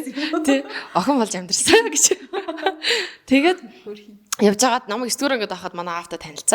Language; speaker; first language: Mongolian; native; Mongolian